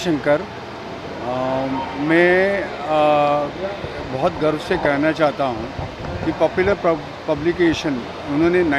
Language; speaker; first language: Hindi; native; Hindi